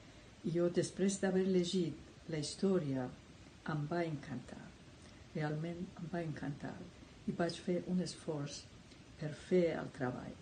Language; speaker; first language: Catalan; non-native, fluent; Persian